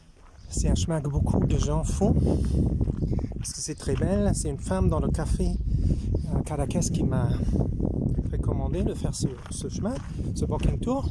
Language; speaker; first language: French; non-native, learner; German